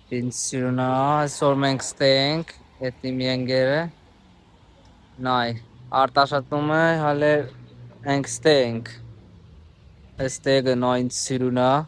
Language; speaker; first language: Armenian; non-native, learner; Hindi